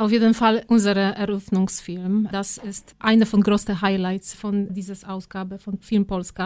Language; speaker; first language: German; non-native, fluent; Polish